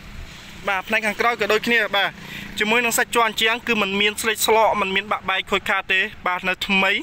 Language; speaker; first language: Khmer; native; Khmer